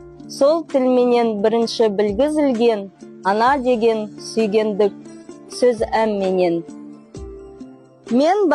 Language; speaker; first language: Kazakh; non-native, local second language; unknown